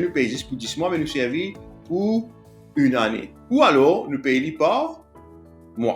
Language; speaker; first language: French; non-native, local second language; Morisyen